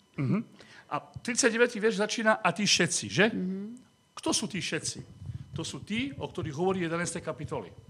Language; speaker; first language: Slovak; non-native, local second language; Hungarian